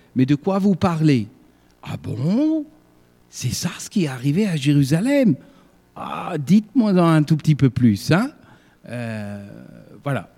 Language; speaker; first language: French; native; French